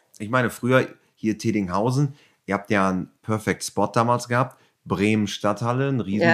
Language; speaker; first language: German; native; German